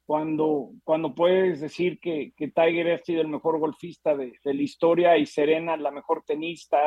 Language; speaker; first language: Spanish; native; Spanish